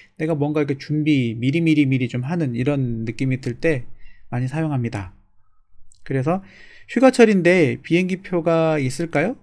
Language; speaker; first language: Korean; native; Korean